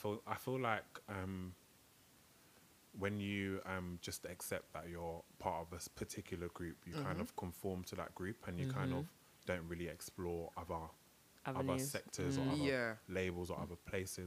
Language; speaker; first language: English; native; English